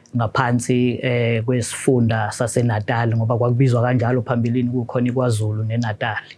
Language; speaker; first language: Zulu; non-native, local second language; Southern Sotho